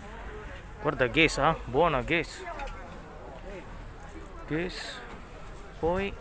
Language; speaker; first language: Italian; non-native, learner; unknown